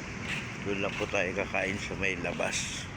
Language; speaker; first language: Filipino; native; Filipino